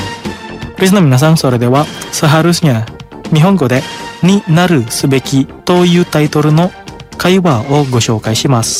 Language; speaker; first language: Japanese; non-native, fluent; Indonesian